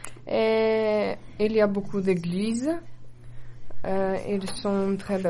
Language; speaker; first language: French; non-native, learner; Macedonian